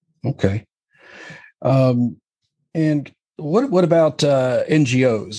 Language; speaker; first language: English; native; English